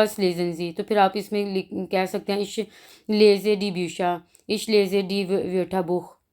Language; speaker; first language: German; non-native, learner; Urdu